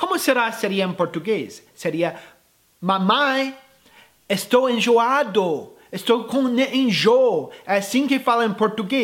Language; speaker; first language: Portuguese; non-native, fluent; English